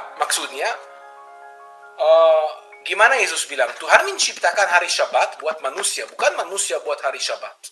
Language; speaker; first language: Indonesian; non-native, fluent; Hebrew